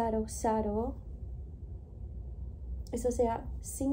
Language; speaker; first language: Spanish; non-native, learner; English